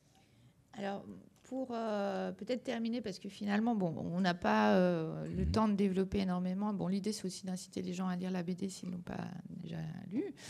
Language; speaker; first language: French; native; French